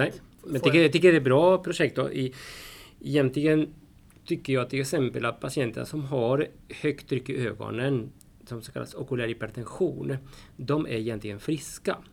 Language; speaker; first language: Swedish; non-native, fluent; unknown